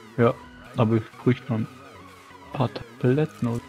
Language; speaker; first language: German; native; German